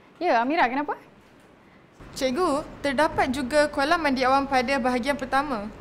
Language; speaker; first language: Malay; native; Malay